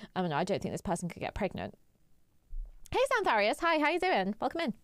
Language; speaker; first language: English; native; English